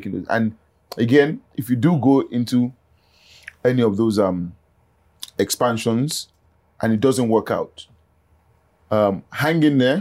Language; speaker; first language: English; non-native, local second language; Yoruba